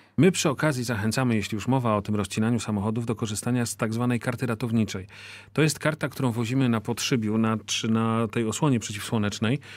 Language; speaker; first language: Polish; native; Polish